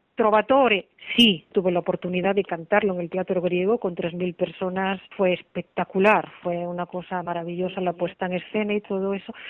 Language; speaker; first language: Spanish; native; Spanish